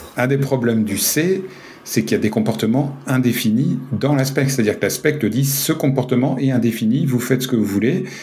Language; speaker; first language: French; native; French